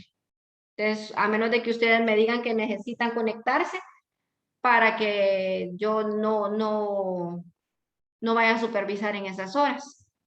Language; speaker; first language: Spanish; native; Spanish